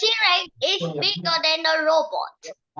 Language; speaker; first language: English; non-native, learner; Vietnamese